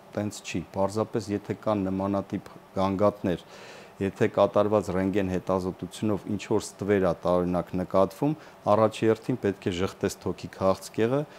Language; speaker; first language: Armenian; native; Armenian